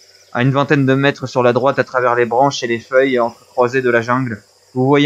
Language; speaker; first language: French; native; French